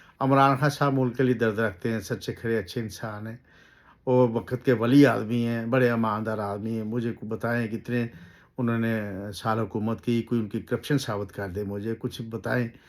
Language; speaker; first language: Urdu; native; Urdu